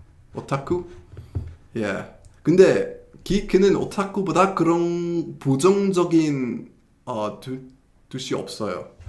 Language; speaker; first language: Korean; non-native, fluent; English